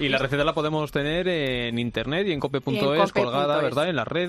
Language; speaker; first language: Spanish; native; Spanish